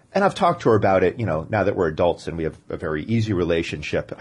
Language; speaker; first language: English; native; English